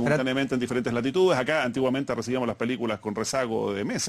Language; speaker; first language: Spanish; native; Spanish